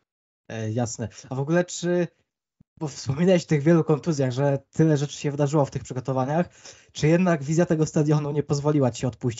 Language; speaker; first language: Polish; native; Polish